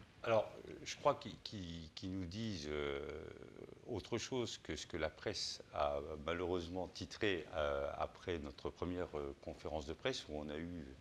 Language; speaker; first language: French; native; French